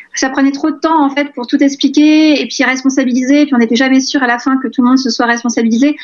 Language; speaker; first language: French; native; French